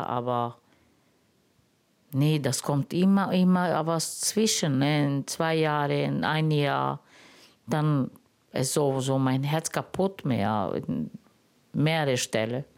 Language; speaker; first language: German; non-native, learner; Romany